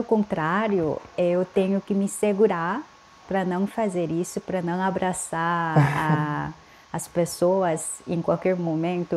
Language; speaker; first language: Portuguese; non-native, fluent; Korean